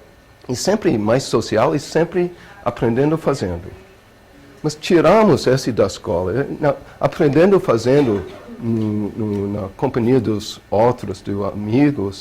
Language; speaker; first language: Portuguese; non-native, learner; English